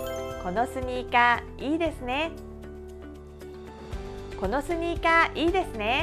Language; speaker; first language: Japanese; non-native, fluent; Korean